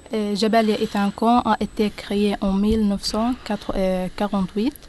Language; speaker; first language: French; non-native, learner; Arabic